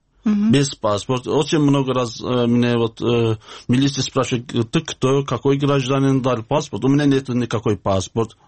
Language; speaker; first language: Russian; non-native, learner; Azerbaijani